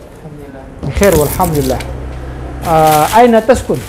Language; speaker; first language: Arabic; non-native, fluent; Indonesian